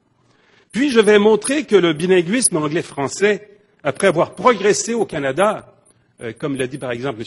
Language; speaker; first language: French; native; French